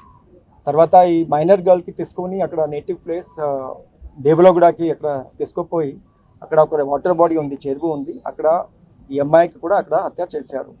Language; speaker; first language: Telugu; non-native, fluent; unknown